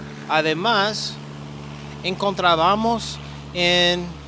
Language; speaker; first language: Spanish; non-native, learner; English